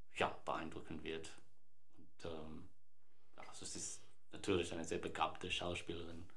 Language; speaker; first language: German; non-native, fluent; English